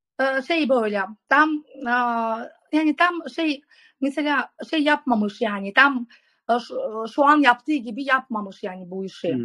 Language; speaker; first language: Turkish; non-native, fluent; Russian